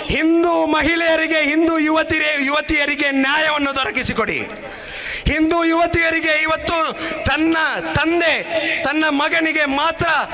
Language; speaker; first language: Kannada; native; Kannada